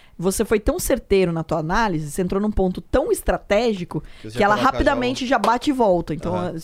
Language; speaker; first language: Portuguese; native; Portuguese